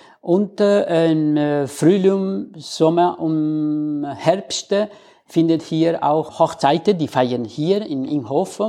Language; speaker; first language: German; non-native, fluent; Spanish